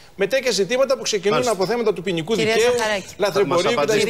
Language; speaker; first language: Greek; native; Greek